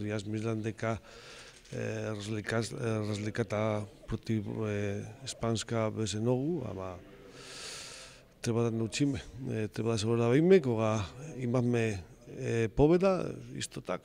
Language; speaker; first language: Macedonian; non-native, learner; Spanish